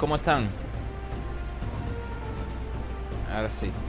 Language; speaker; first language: Spanish; early bilingual, heritage; Spanish